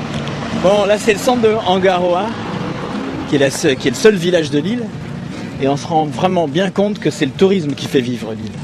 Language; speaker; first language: French; native; French